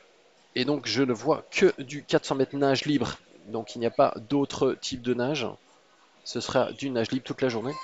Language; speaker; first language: French; native; French